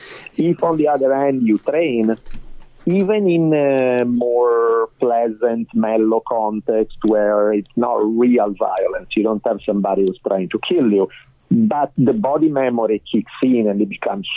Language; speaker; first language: English; non-native, fluent; Italian